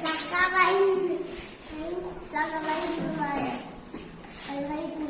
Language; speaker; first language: Hindi; non-native, local second language; Kashmiri